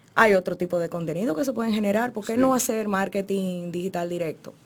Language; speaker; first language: Spanish; native; Spanish